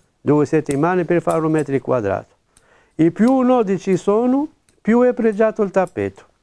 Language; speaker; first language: Italian; non-native, local second language; Arabic